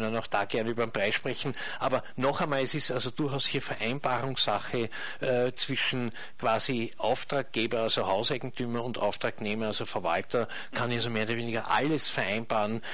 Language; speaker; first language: German; native; German